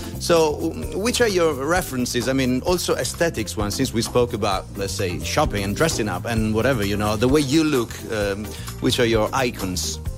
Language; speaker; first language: English; non-native, fluent; Italian